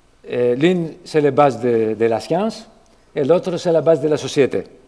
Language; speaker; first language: French; non-native, fluent; Greek